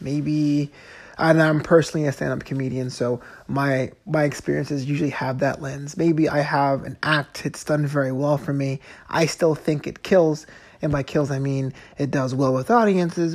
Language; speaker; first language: English; native; English